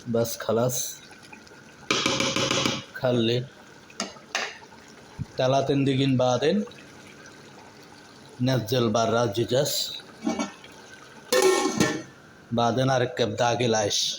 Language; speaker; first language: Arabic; non-native, learner; Bangla